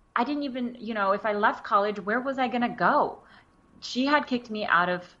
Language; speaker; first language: English; early bilingual, other home language; Wu Chinese